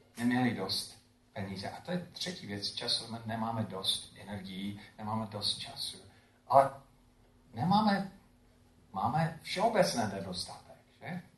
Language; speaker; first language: Czech; non-native, fluent; English